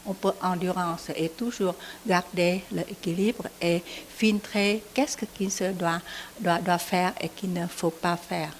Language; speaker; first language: French; non-native, learner; Vietnamese